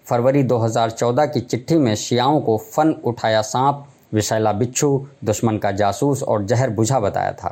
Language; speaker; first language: Hindi; native; Hindi